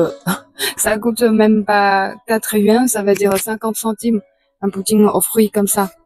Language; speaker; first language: French; non-native, fluent; Chinese